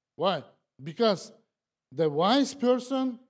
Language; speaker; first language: English; non-native, learner; Kazakh